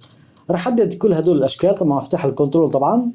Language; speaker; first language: Arabic; native; Arabic